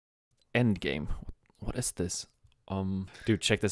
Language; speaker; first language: English; native; English